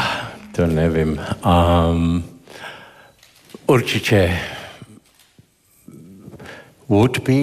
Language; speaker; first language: Czech; non-native, learner; English